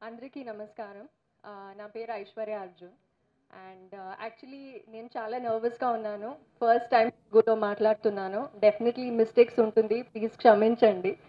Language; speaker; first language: Telugu; non-native, learner; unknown